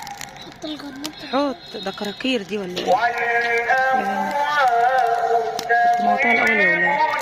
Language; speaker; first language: Arabic; native; Arabic